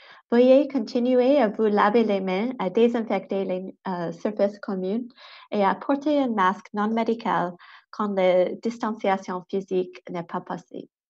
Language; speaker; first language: French; non-native, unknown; English